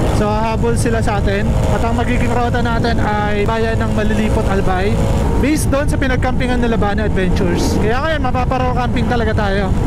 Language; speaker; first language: Filipino; non-native, local second language; Bikol